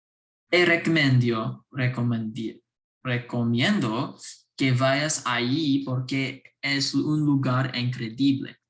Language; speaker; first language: Spanish; non-native, learner; English